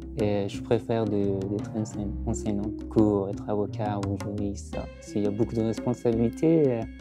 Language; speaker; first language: French; non-native, fluent; Persian